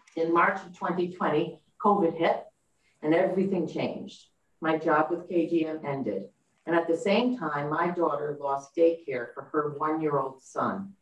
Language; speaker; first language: English; native; English